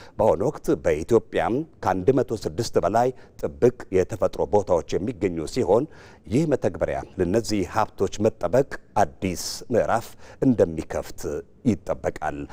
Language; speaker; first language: Amharic; native; Amharic